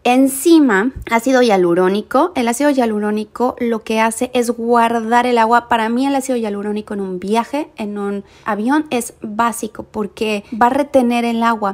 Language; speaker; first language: Spanish; native; Spanish